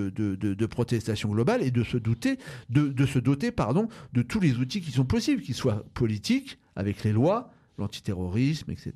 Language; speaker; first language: French; native; French